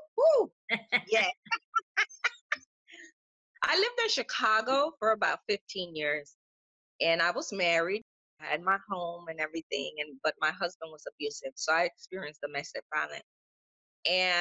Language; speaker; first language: English; non-native, fluent; Spanish